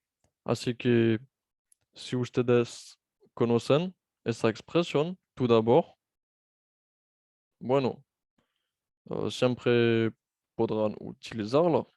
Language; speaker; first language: Spanish; non-native, fluent; French